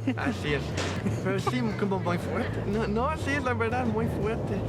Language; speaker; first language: Spanish; non-native, learner; English